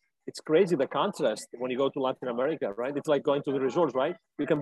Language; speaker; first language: English; non-native, fluent; Spanish